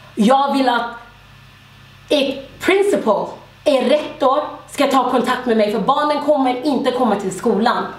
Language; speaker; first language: Swedish; early bilingual, other home language; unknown